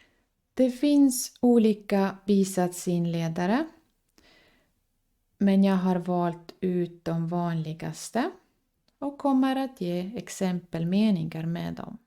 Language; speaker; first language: Swedish; non-native, fluent; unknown